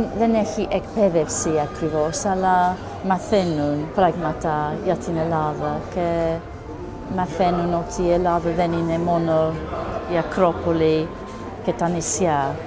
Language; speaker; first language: Greek; non-native, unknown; English